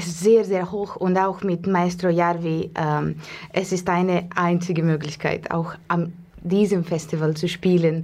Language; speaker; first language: German; non-native, fluent; Russian